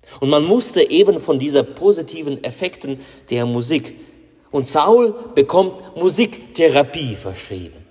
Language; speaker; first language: German; non-native, fluent; Russian